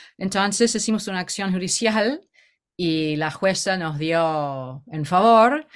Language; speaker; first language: Spanish; non-native, fluent; English